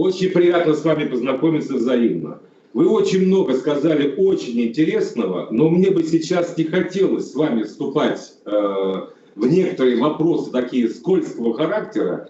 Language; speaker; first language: Russian; native; Russian